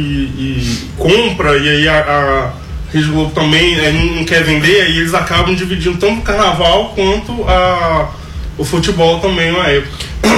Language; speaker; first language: Portuguese; native; Portuguese